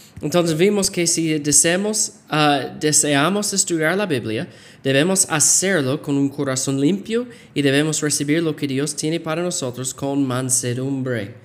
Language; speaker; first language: Spanish; non-native, fluent; English